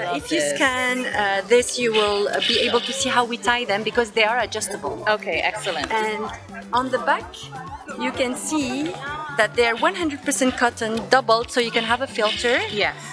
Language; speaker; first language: English; non-native, fluent; French